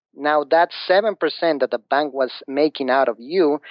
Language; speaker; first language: English; non-native, fluent; Spanish